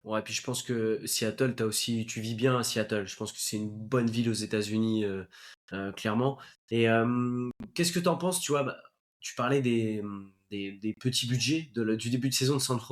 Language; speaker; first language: French; native; French